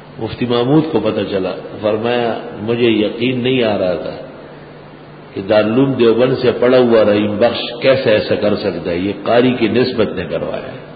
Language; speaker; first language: Urdu; non-native, local second language; Pashto